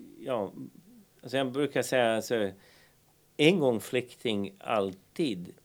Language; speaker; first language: Swedish; non-native, fluent; Bosnian